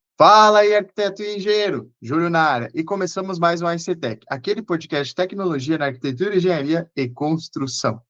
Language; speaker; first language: Portuguese; native; Portuguese